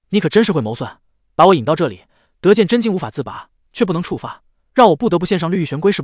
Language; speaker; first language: Chinese; native; Chinese